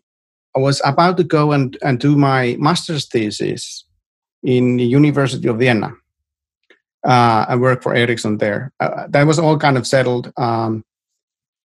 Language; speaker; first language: English; non-native, fluent; Finnish